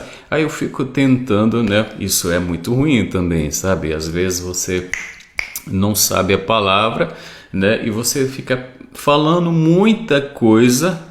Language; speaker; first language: Portuguese; non-native, fluent; Arabic